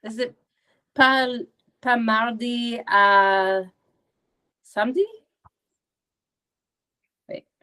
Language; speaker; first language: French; non-native, learner; English